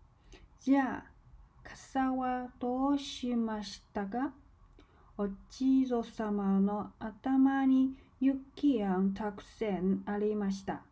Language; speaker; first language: Japanese; non-native, learner; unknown